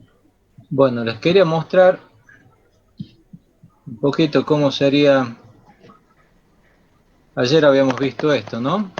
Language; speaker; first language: Spanish; native; Spanish